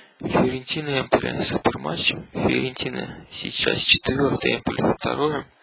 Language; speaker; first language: Russian; native; Russian